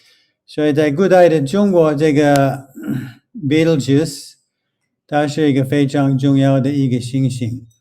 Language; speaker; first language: Chinese; non-native, fluent; English